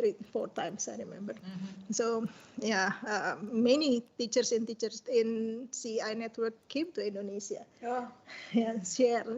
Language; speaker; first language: English; non-native, fluent; Indonesian